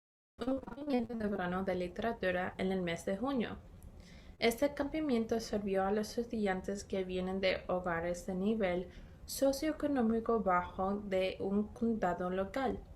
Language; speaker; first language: Spanish; early bilingual, heritage; Spanish